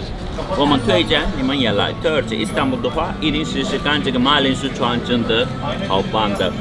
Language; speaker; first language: Chinese; non-native, learner; Turkish